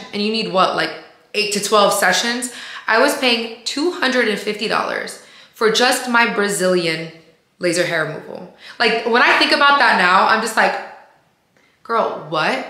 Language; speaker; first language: English; native; English